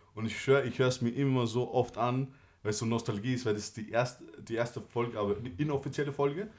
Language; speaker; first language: German; early bilingual, other home language; Albanian